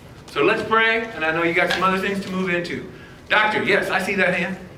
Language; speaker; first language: English; native; English